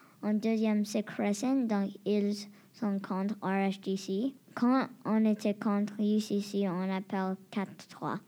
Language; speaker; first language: French; non-native, learner; English